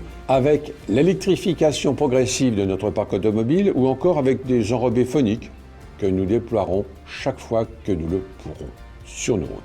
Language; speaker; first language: French; native; French